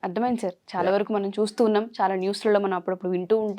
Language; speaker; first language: Telugu; native; Telugu